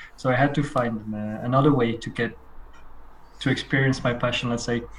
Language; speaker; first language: English; non-native, fluent; Dutch